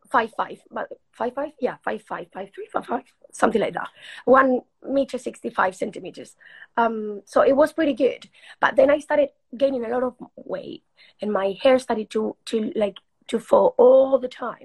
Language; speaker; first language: English; non-native, fluent; Spanish